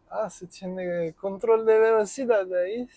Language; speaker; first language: Spanish; non-native, learner; French